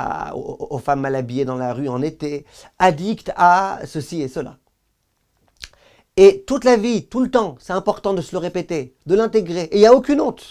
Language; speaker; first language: French; native; French